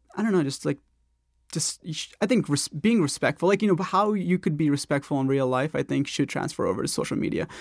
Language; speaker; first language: English; non-native, local second language; Telugu